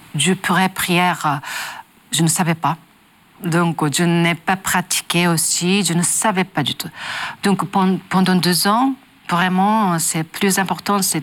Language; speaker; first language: French; non-native, learner; Japanese